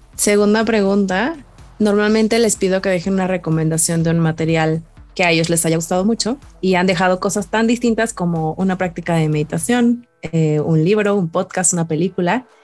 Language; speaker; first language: Spanish; native; Spanish